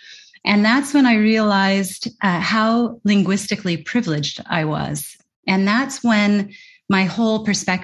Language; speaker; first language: English; native; English